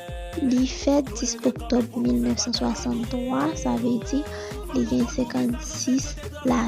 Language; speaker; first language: French; non-native, learner; Haitian Creole